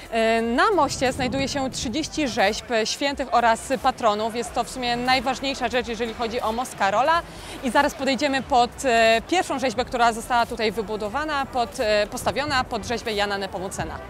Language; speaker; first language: Polish; native; Polish